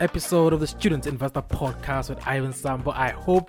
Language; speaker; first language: English; non-native, local second language; Swati